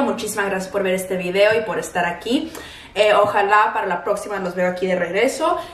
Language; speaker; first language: Spanish; early bilingual, heritage; Spanish